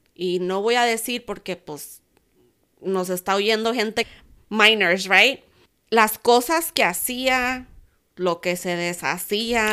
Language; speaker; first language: Spanish; early bilingual, other home language; English